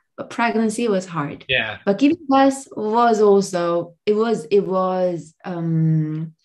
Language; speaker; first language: English; non-native, fluent; Korean